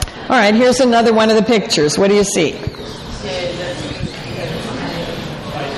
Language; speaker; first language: English; native; English